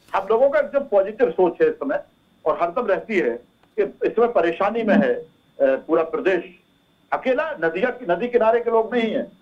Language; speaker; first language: Hindi; native; Hindi